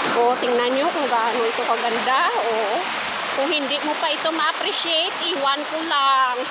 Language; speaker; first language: Filipino; non-native, local second language; Hiligaynon